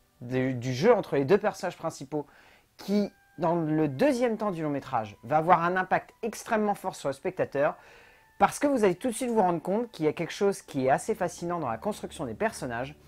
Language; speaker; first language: French; native; French